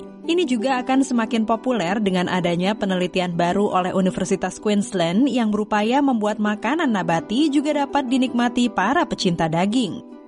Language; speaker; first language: Indonesian; native; Indonesian